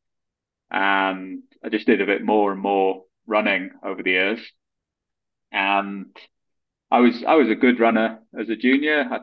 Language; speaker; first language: English; native; English